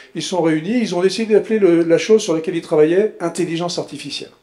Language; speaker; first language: French; native; French